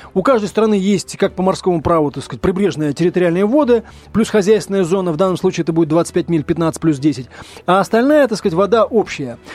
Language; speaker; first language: Russian; native; Russian